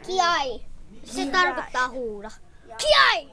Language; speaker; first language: Finnish; early bilingual, heritage; Finnish